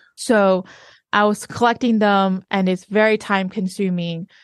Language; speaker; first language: English; non-native, fluent; Chinese